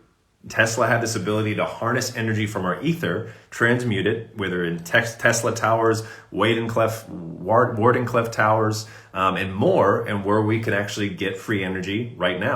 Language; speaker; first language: English; native; English